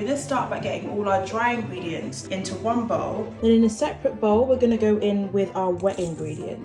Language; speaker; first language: English; native; English